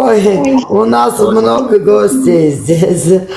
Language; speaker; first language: Russian; non-native, learner; Armenian